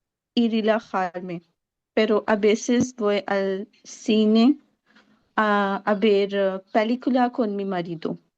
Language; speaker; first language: Spanish; non-native, learner; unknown